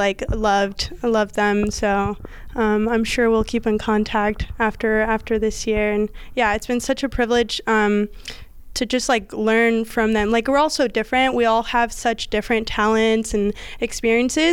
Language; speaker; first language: English; native; English